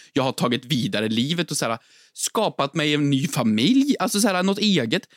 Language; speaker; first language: Swedish; native; Swedish